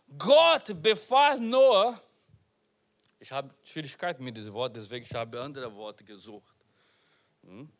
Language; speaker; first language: German; non-native, learner; Portuguese